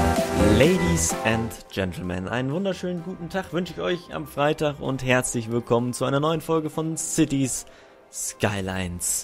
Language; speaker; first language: German; native; German